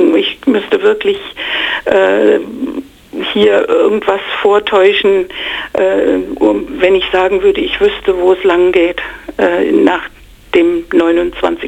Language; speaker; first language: German; non-native, fluent; English